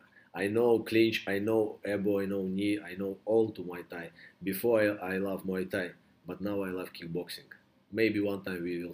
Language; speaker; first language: English; non-native, learner; Russian